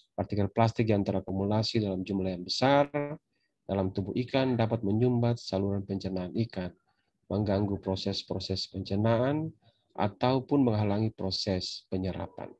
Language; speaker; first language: Indonesian; native; Indonesian